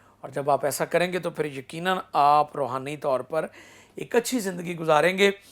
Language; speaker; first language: Urdu; non-native, local second language; Punjabi